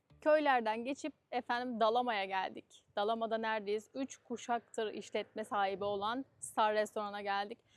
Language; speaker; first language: Turkish; native; Turkish